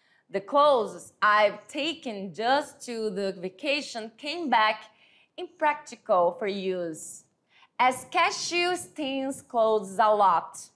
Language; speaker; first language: English; non-native, fluent; Portuguese